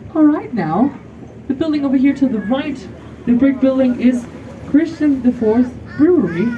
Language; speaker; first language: English; non-native, fluent; Danish